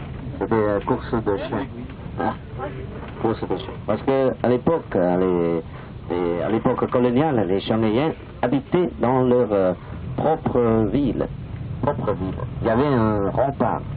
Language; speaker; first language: French; non-native, fluent; Chinese